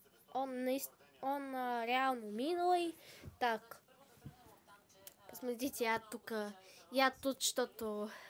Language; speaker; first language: Russian; non-native, learner; Bulgarian